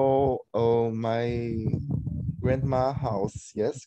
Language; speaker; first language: English; non-native, learner; Portuguese